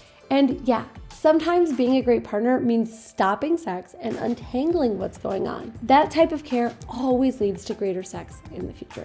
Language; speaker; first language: English; native; English